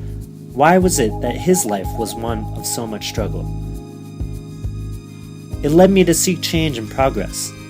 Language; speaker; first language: English; early bilingual, other home language; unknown